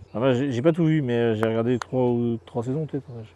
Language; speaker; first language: French; native; French